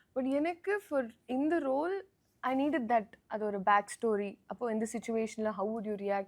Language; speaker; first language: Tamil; non-native, learner; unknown